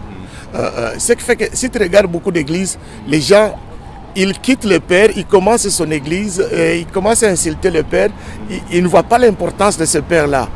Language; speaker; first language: French; non-native, local second language; Lingala